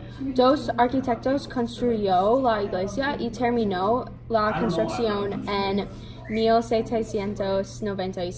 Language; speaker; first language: Spanish; non-native, learner; English